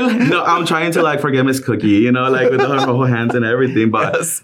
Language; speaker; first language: English; early bilingual, other home language; Spanish